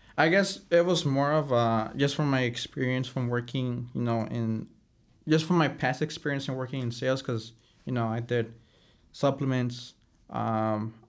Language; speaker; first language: English; early bilingual, other home language; Spanish